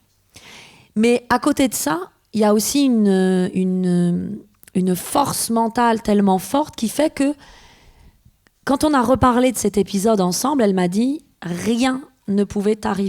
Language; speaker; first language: French; early bilingual, other home language; Persian